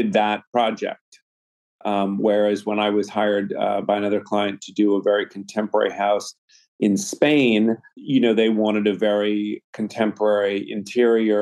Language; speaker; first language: English; native; English